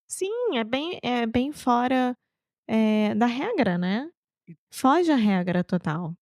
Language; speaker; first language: Portuguese; native; Portuguese